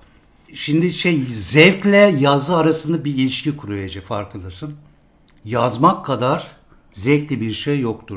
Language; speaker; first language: Turkish; native; Turkish